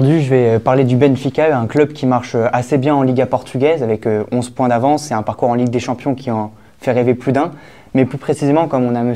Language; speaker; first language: French; native; French